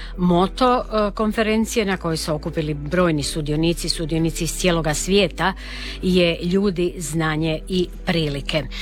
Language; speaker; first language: Croatian; native; Croatian